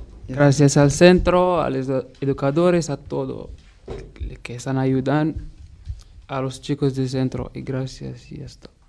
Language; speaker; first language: Spanish; non-native, learner; Arabic